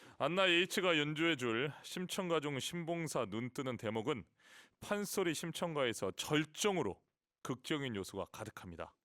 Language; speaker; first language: Korean; native; Korean